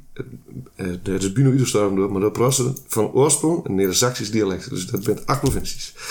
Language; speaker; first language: Dutch; native; Dutch